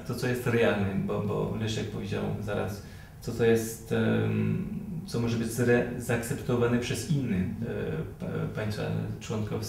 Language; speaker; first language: Polish; non-native, fluent; French